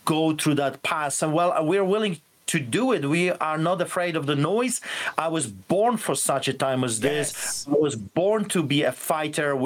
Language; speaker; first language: English; non-native, fluent; Polish